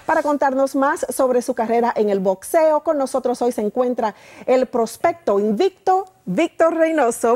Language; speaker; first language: Spanish; native; Spanish